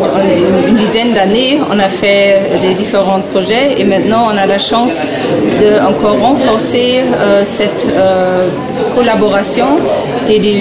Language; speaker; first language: French; non-native, fluent; German